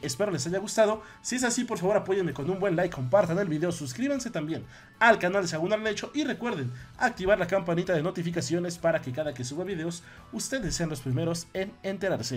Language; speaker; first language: Spanish; native; Spanish